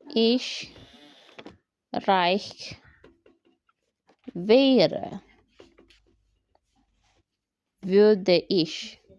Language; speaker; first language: German; non-native, learner; Filipino